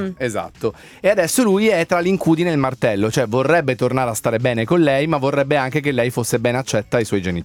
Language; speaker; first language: Italian; native; Italian